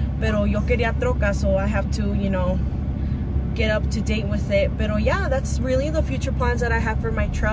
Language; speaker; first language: English; early bilingual, other home language; Spanish